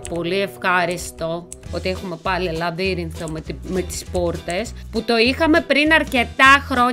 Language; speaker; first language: Greek; native; Greek